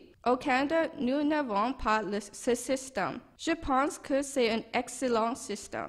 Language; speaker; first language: French; non-native, learner; English